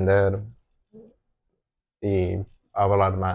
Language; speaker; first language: Spanish; non-native, learner; English